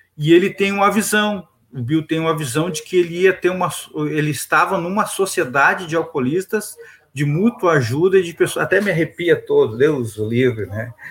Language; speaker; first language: Portuguese; native; Portuguese